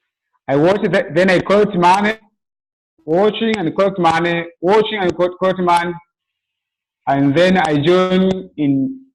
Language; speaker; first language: English; non-native, local second language; Swahili